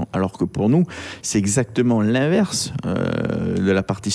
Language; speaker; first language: French; native; French